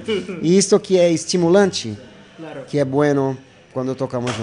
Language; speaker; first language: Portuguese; non-native, learner; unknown